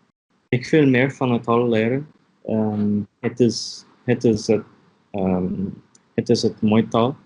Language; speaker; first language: Dutch; non-native, learner; English